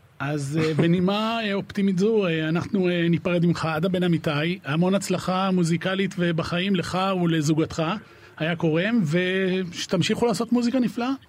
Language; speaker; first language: Hebrew; native; Hebrew